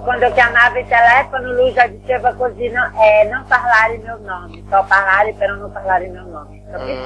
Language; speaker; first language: Italian; non-native, learner; Portuguese